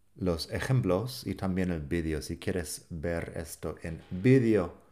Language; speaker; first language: Spanish; non-native, fluent; English